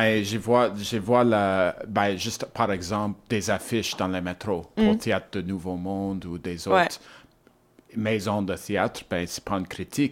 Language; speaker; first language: French; non-native, learner; English